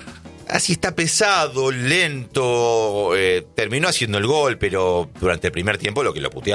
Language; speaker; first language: Spanish; native; Spanish